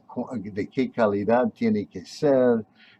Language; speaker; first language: Spanish; non-native, fluent; English